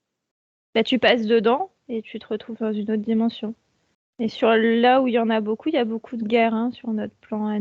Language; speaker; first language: French; native; French